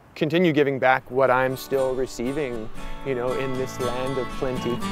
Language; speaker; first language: English; native; English